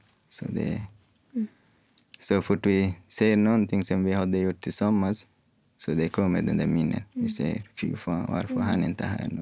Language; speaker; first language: Swedish; non-native, fluent; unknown